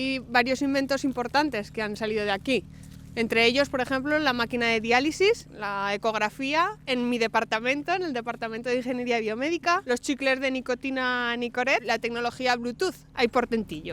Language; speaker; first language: Spanish; native; Spanish